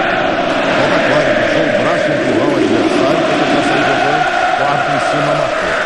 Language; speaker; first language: Portuguese; native; Portuguese